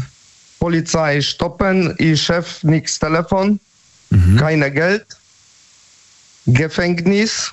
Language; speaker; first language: German; non-native, learner; Polish